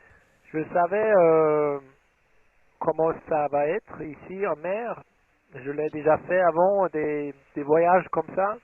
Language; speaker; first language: French; non-native, fluent; German